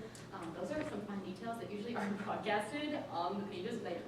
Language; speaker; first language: English; native; English